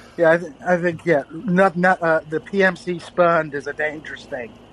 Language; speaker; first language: English; native; English